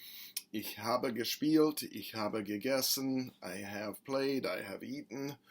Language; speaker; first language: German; non-native, fluent; English